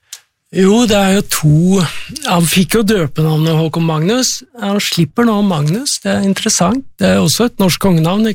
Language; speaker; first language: Norwegian; native; Norwegian